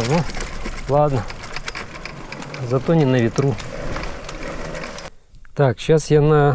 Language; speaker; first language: Russian; native; Russian